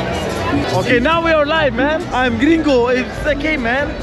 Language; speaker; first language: English; non-native, fluent; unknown